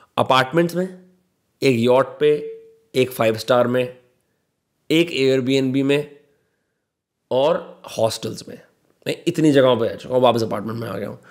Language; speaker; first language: Hindi; native; Hindi